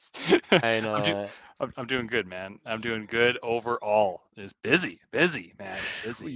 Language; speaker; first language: English; native; English